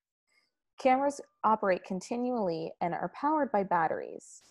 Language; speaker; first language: English; native; English